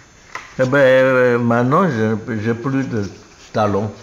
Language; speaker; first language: French; non-native, fluent; Chinese